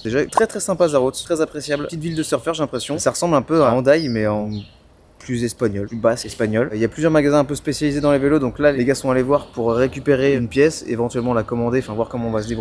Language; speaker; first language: French; native; French